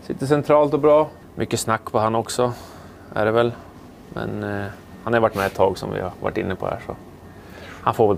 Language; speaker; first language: Swedish; native; Swedish